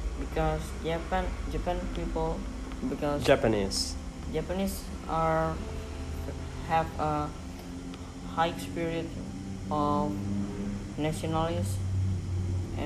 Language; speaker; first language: English; non-native, learner; Indonesian